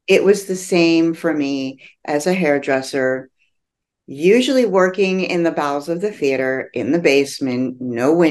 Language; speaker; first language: English; native; English